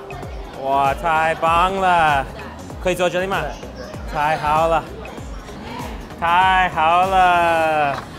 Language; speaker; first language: Chinese; non-native, fluent; English